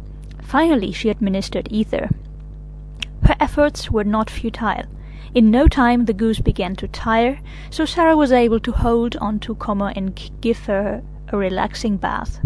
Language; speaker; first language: English; non-native, fluent; Catalan